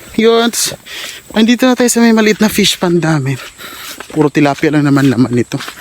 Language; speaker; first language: Filipino; non-native, local second language; Cebuano